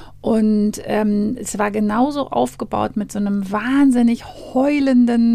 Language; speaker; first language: German; native; German